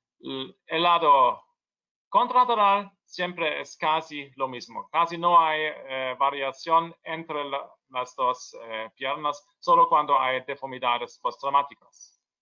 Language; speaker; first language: Spanish; non-native, learner; German